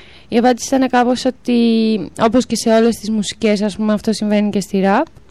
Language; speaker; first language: Greek; native; Greek